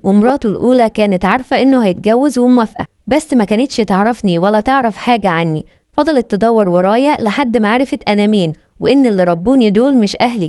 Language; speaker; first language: Arabic; native; Arabic